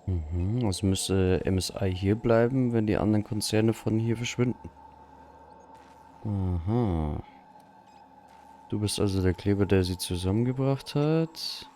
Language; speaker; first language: German; native; German